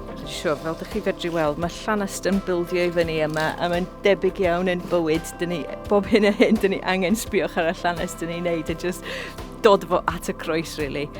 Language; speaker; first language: Welsh; non-native, local second language; English